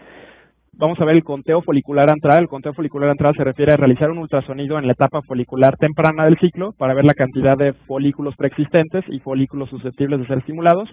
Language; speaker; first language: Spanish; native; Spanish